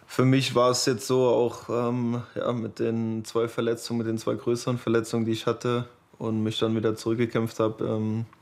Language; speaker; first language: German; native; German